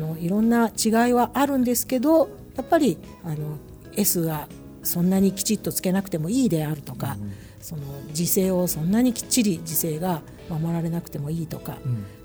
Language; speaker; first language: Japanese; native; Japanese